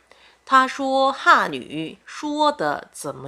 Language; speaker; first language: Chinese; non-native, fluent; Korean